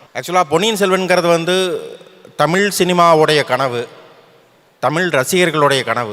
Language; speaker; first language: Tamil; native; Tamil